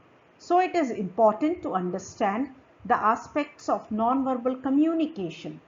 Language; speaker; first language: English; non-native, local second language; Hindi